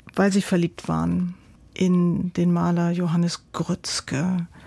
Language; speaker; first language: German; native; German